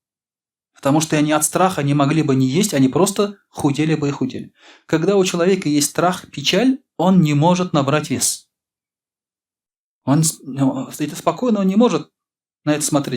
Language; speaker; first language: Russian; non-native, local second language; Tatar